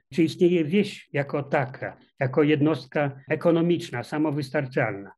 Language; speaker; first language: Polish; native; Polish